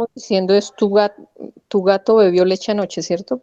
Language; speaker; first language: Spanish; native; Spanish